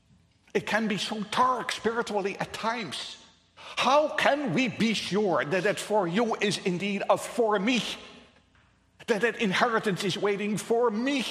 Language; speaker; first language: English; non-native, fluent; Dutch